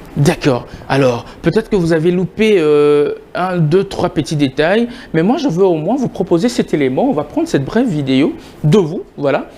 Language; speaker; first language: French; non-native, local second language; Lingala